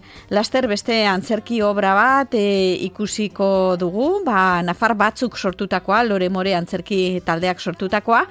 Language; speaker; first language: Basque; native; Basque